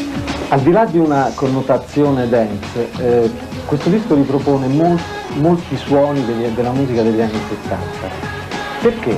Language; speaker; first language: Italian; native; Italian